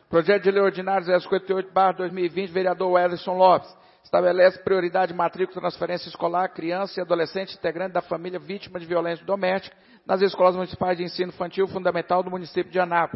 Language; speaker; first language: Portuguese; native; Portuguese